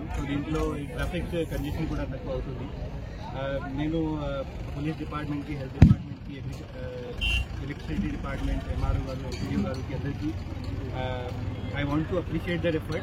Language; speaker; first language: Telugu; non-native, fluent; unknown